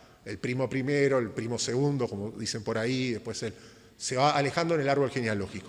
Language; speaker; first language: Spanish; native; Spanish